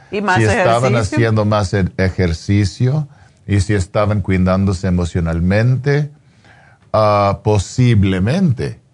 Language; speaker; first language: Spanish; early bilingual, heritage; Spanish